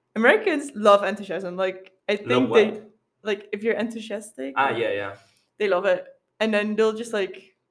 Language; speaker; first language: English; non-native, fluent; Dutch